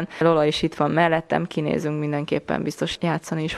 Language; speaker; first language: Hungarian; native; Hungarian